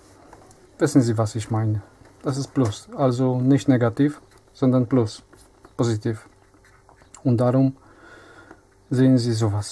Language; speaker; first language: German; non-native, learner; Polish